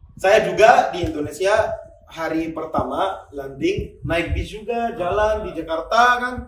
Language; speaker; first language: Indonesian; non-native, fluent; Arabic